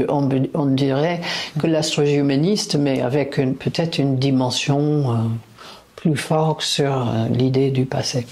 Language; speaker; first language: French; non-native, fluent; English